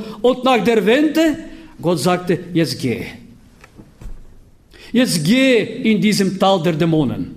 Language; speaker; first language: German; non-native, fluent; Bulgarian